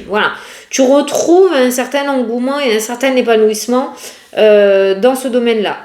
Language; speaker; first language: French; native; French